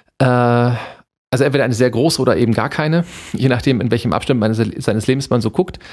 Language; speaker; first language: German; native; German